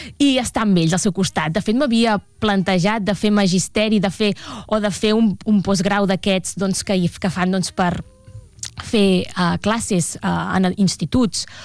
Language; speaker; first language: Catalan; native; Catalan